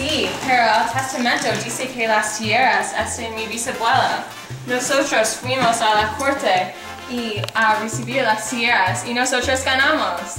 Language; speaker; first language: Spanish; non-native, learner; English